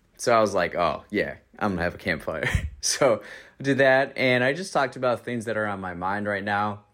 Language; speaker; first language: English; native; English